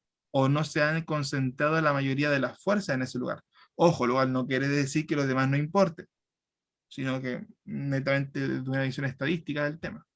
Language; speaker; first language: Spanish; native; Spanish